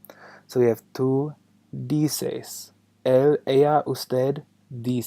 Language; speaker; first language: Spanish; non-native, fluent; English